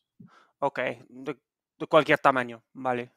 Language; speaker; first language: Spanish; non-native, fluent; Dutch